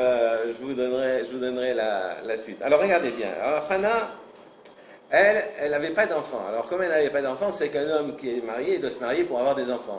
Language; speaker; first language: French; native; French